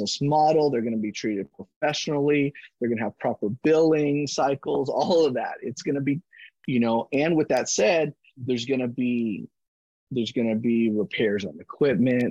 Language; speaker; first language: English; native; English